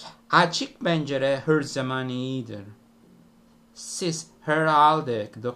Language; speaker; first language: Turkish; non-native, learner; Italian